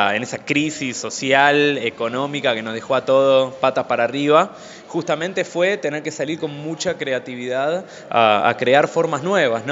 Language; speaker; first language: Spanish; native; Spanish